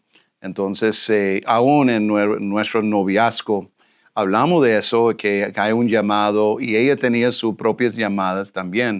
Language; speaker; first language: Spanish; non-native, fluent; English